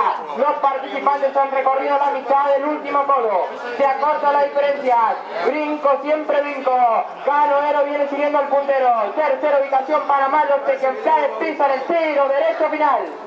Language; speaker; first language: Spanish; native; Spanish